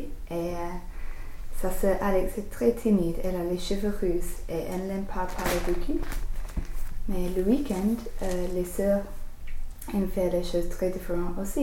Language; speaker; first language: French; non-native, learner; English